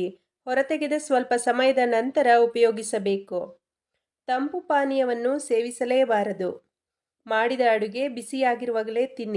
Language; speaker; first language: Kannada; native; Kannada